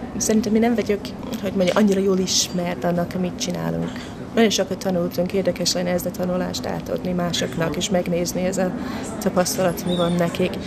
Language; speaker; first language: Hungarian; non-native, fluent; English